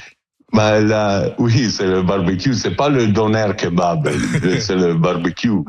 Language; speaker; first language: French; non-native, learner; Italian